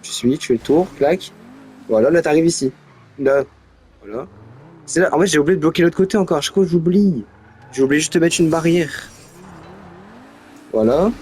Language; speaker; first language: French; native; French